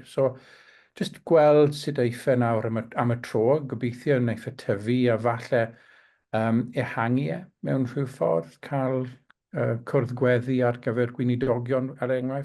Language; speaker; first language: Welsh; non-native, local second language; English